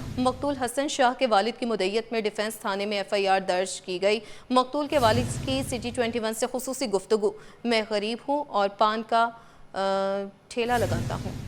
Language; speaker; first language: Urdu; native; Urdu